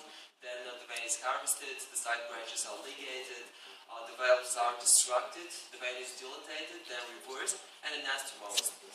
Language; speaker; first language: English; non-native, fluent; Bulgarian